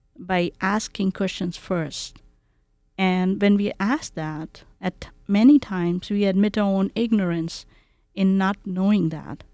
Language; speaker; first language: English; non-native, local second language; Bangla